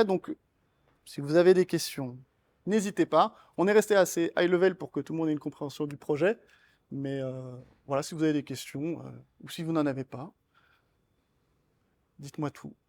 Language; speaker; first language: French; native; French